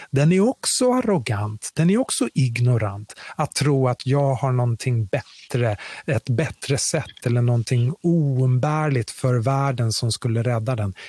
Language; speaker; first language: Swedish; native; Swedish